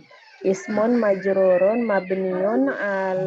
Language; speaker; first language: Arabic; non-native, learner; Indonesian